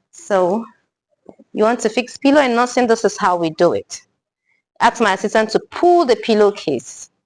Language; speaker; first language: English; non-native, local second language; Igbo